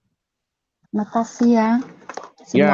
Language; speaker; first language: Indonesian; non-native, learner; Cantonese